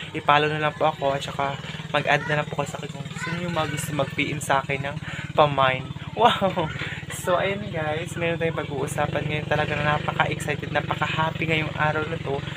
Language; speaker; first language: Filipino; non-native, local second language; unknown